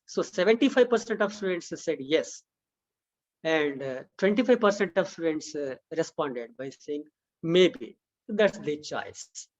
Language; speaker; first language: English; non-native, local second language; Telugu